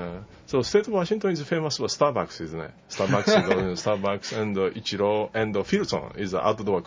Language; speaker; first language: English; non-native, learner; Japanese